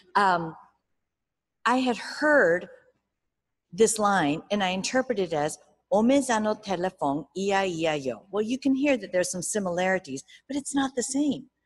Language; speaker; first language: English; early bilingual, other home language; Japanese